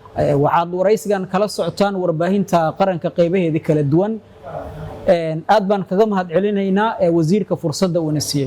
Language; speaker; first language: Somali; native; Somali